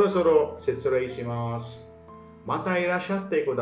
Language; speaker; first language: Japanese; non-native, fluent; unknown